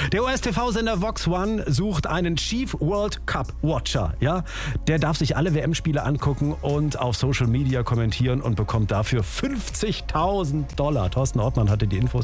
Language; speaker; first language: German; native; German